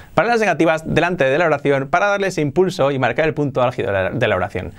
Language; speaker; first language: Spanish; native; Spanish